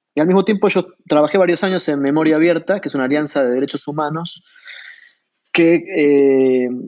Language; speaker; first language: Spanish; native; Spanish